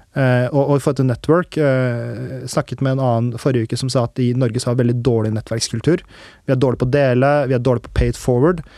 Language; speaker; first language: Norwegian; early bilingual, other home language; Urdu